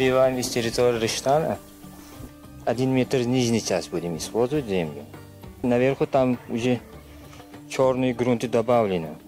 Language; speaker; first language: Russian; non-native, learner; Uzbek